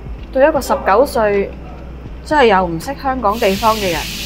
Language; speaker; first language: Cantonese; early bilingual, heritage; Cantonese